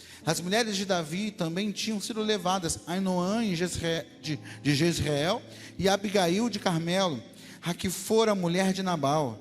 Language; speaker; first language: Portuguese; native; Portuguese